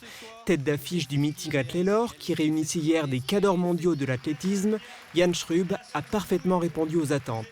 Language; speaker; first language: French; native; French